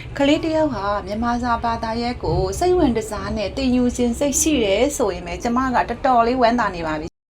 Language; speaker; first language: Burmese; native; Burmese